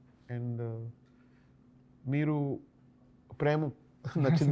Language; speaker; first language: Telugu; non-native, learner; Tamil